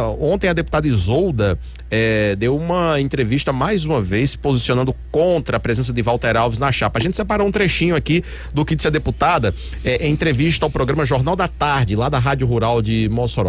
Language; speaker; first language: Portuguese; native; Portuguese